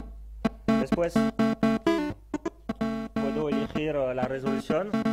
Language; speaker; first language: Spanish; non-native, fluent; French